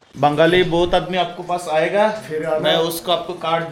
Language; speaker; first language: Hindi; non-native, learner; Bangla